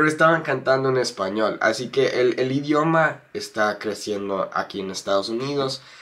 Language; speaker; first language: Spanish; non-native, fluent; English